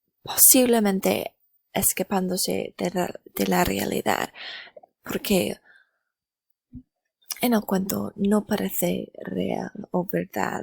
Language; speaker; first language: Spanish; non-native, learner; English